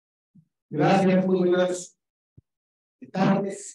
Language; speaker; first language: Spanish; native; Spanish